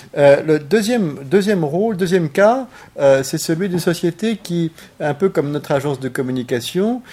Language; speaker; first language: French; native; French